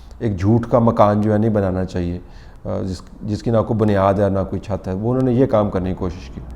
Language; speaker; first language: Urdu; native; Urdu